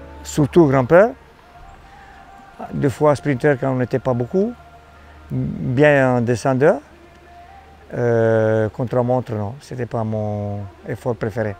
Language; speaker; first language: French; non-native, fluent; Italian